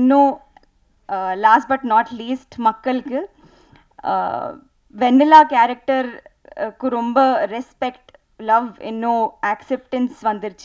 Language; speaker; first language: Tamil; non-native, learner; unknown